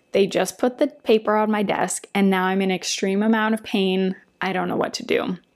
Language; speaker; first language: English; native; English